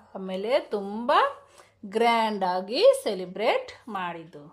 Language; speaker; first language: Kannada; non-native, local second language; Urdu